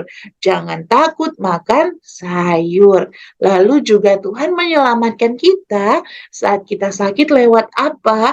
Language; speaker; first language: Indonesian; native; Indonesian